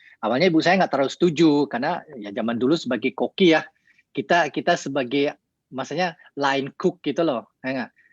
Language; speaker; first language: Indonesian; early bilingual, heritage; Indonesian